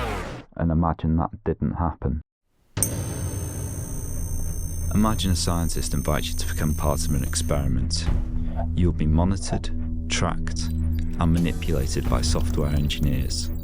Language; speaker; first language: English; native; English